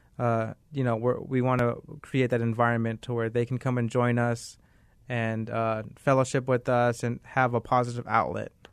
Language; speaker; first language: English; native; English